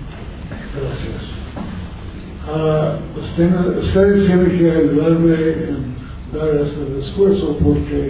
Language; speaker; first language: Spanish; non-native, learner; English